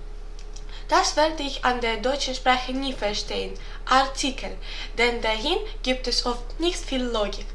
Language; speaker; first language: German; non-native, learner; Ukrainian